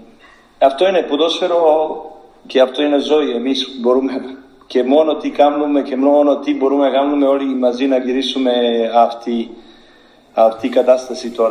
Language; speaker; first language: Greek; non-native, learner; Serbian